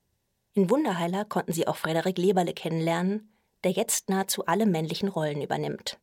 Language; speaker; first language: German; native; German